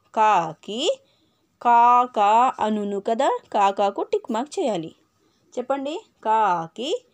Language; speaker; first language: Telugu; non-native, local second language; Urdu